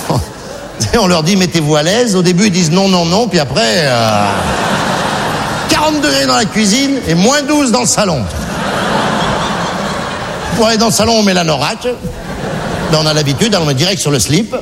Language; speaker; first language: French; native; French